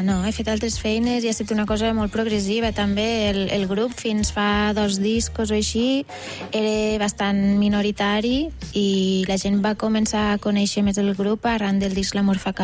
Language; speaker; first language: Catalan; native; Catalan